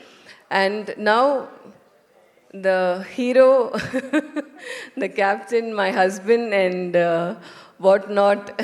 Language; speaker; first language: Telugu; non-native, learner; Tamil